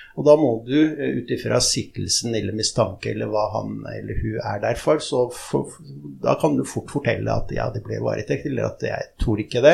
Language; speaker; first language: Norwegian; early bilingual, other home language; Arabic